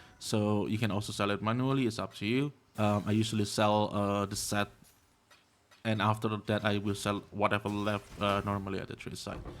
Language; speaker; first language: English; non-native, fluent; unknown